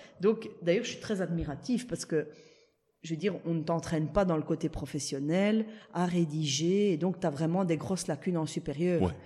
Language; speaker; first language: French; early bilingual, other home language; Italian